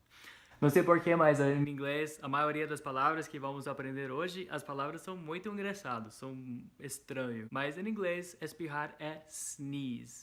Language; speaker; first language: Portuguese; non-native, fluent; English